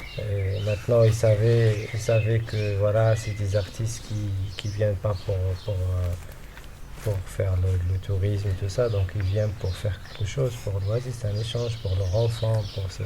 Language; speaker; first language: French; non-native, local second language; Arabic